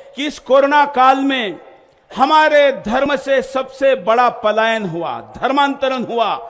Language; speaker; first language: Hindi; non-native, local second language; Marathi